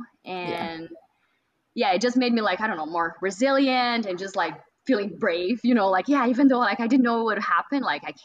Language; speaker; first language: English; non-native, fluent; Portuguese